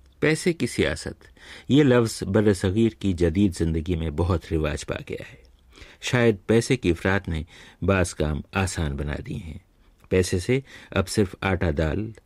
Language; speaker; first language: Urdu; native; Urdu